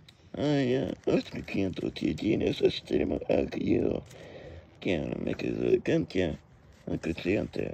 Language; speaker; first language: Spanish; non-native, learner; English